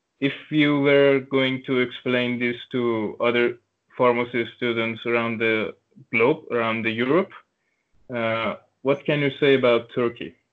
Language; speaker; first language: English; non-native, local second language; Turkish